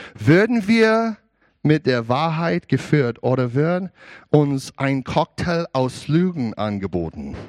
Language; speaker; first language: German; non-native, learner; English